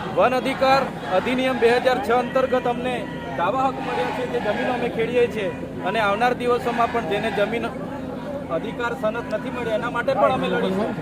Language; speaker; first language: Gujarati; non-native, local second language; Vasavi